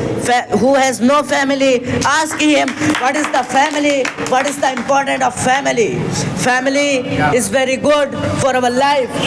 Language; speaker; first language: English; non-native, learner; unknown